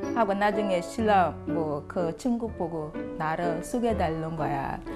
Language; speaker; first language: Korean; non-native, learner; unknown